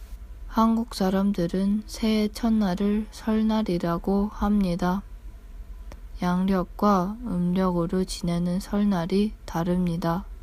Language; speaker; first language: Korean; non-native, learner; English